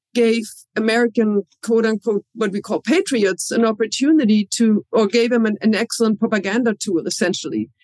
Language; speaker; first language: English; non-native, fluent; German